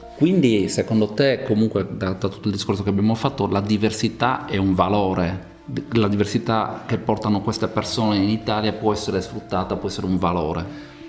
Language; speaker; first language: Italian; native; Italian